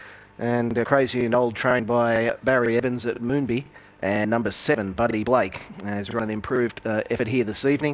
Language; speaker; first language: English; native; English